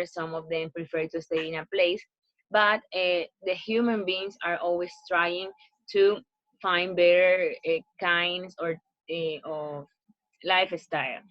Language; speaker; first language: English; non-native, learner; Spanish